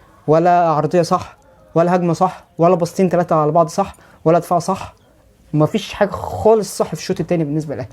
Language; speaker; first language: Arabic; native; Arabic